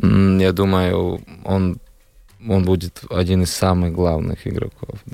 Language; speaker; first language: Russian; non-native, local second language; Latvian